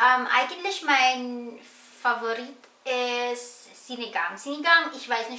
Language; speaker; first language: German; non-native, learner; Filipino